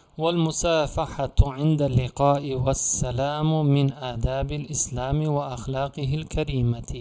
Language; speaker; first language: Arabic; non-native, fluent; Uzbek